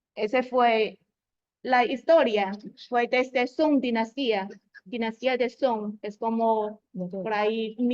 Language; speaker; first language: Spanish; non-native, learner; Chinese